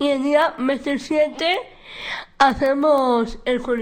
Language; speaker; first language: Spanish; non-native, local second language; Basque